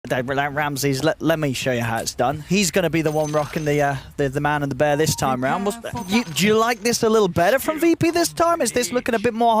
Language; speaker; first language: English; native; English